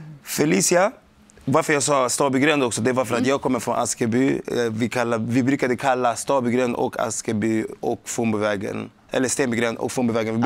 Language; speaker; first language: Swedish; native; Swedish